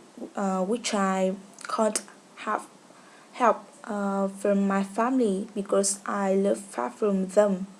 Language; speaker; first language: English; non-native, learner; Vietnamese